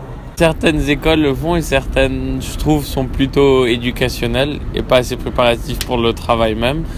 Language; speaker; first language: French; non-native, fluent; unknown